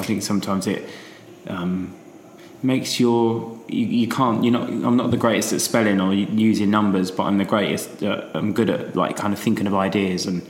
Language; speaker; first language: English; native; English